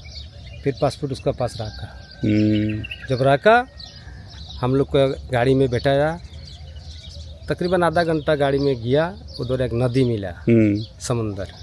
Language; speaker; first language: Hindi; non-native, fluent; Pashto